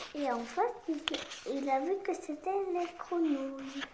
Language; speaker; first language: French; non-native, local second language; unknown